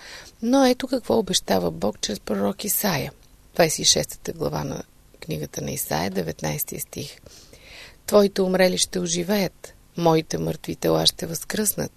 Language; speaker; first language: Bulgarian; native; Bulgarian